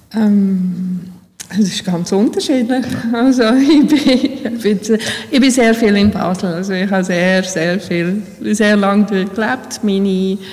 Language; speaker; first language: German; early bilingual, other home language; Bosnian